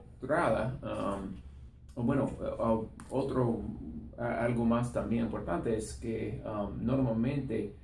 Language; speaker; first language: Spanish; non-native, fluent; English